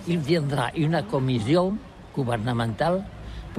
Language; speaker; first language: French; non-native, learner; Catalan